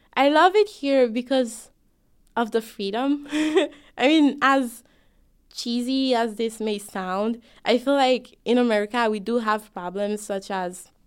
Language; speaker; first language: English; non-native, fluent; Haitian Creole